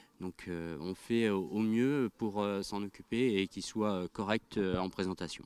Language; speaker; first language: French; native; French